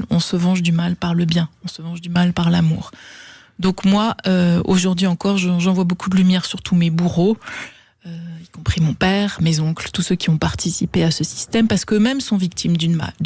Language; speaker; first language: French; native; French